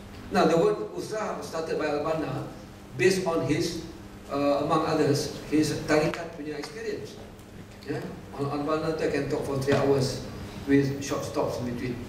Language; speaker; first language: English; non-native, local second language; Malay